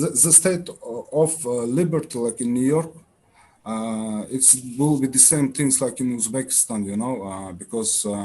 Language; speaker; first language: English; non-native, learner; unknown